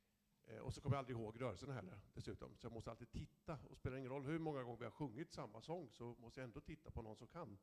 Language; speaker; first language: Swedish; native; Swedish